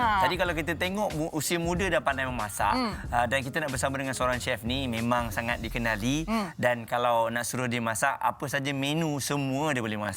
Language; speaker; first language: Malay; native; Malay